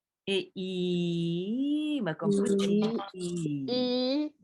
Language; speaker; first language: French; early bilingual, other home language; Korean